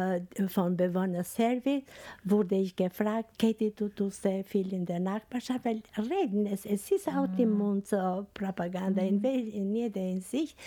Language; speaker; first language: German; non-native, learner; Albanian